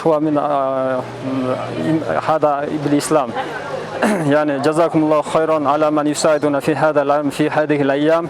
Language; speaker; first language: Arabic; non-native, fluent; Kyrgyz